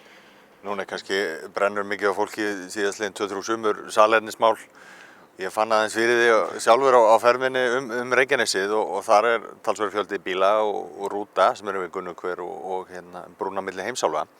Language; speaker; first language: Icelandic; native; Icelandic